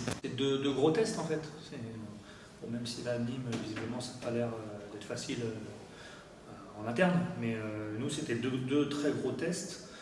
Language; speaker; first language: French; native; French